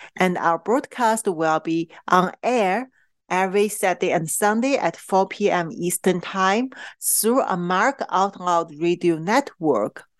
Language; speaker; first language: English; non-native, fluent; Chinese